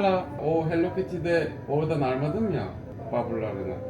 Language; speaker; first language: Turkish; non-native, fluent; Korean